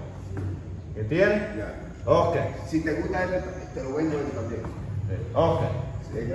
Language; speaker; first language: Spanish; non-native, learner; English